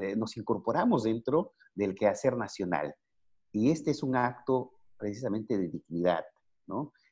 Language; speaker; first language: Spanish; native; Spanish